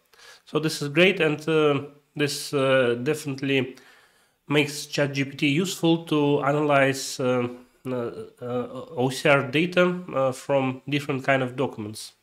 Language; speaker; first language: English; non-native, fluent; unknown